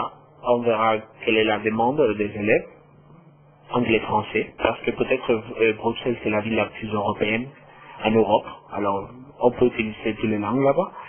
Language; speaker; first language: French; non-native, fluent; Spanish